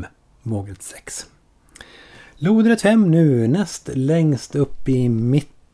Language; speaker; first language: Swedish; native; Swedish